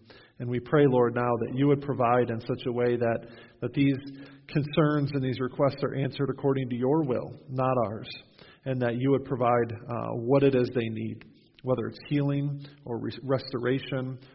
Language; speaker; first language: English; native; English